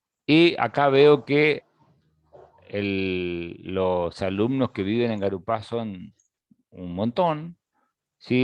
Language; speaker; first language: Spanish; native; Spanish